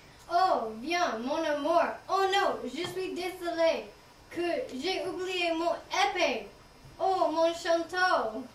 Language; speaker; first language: French; non-native, learner; English